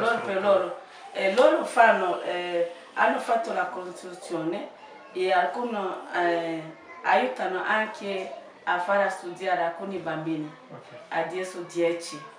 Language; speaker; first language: Italian; non-native, learner; French